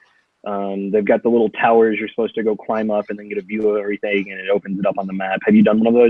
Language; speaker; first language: English; native; English